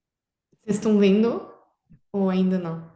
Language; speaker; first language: Portuguese; non-native, fluent; French